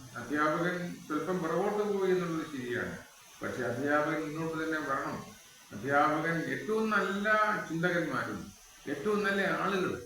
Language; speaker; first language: Malayalam; native; Malayalam